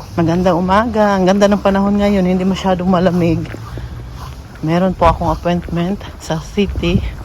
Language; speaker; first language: Filipino; non-native, local second language; Cebuano